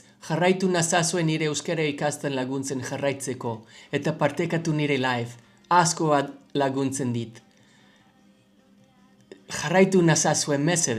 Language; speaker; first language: Basque; non-native, learner; English